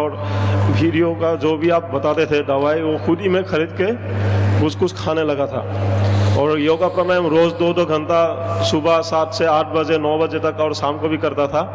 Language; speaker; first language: Hindi; non-native, local second language; Assamese